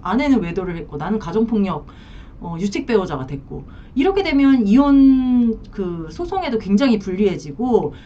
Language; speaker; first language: Korean; native; Korean